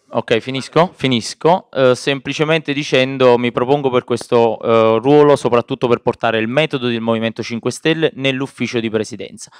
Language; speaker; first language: Italian; native; Italian